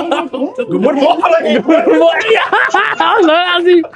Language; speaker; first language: Arabic; native; Arabic